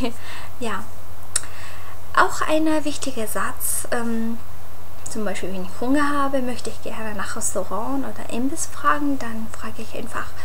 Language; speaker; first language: German; non-native, fluent; Mongolian